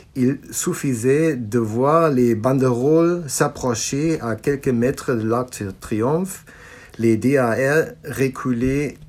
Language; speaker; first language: French; non-native, learner; German